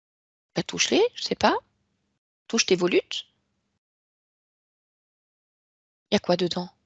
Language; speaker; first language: French; native; French